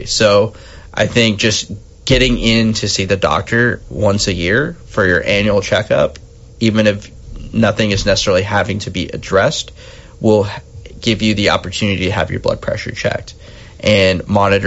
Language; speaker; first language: English; native; English